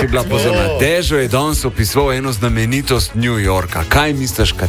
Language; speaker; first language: Slovenian; native; Slovenian